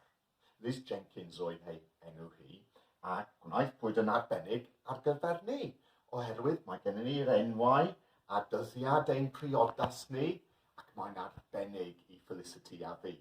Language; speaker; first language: Welsh; non-native, local second language; English